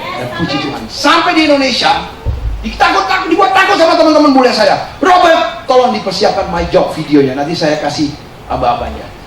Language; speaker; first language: Indonesian; early bilingual, heritage; Indonesian